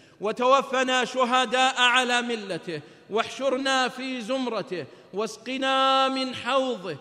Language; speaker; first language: Arabic; native; Arabic